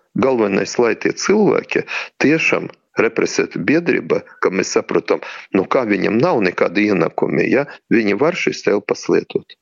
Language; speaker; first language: Latvian; non-native, local second language; Russian